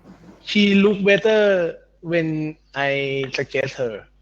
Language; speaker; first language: English; non-native, learner; Thai